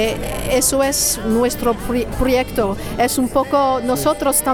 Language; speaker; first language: Spanish; non-native, fluent; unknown